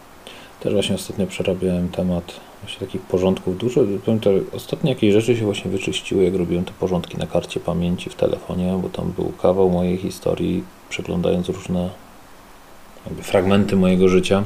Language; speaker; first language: Polish; native; Polish